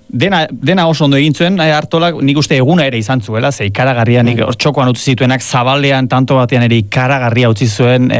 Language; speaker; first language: Basque; native; Basque